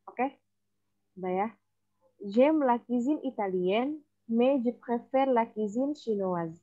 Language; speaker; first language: French; non-native, fluent; Indonesian